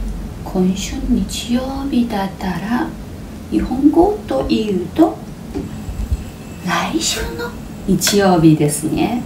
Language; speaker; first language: Japanese; non-native, learner; Chinese